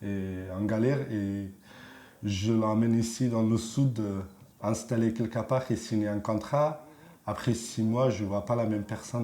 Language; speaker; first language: French; non-native, fluent; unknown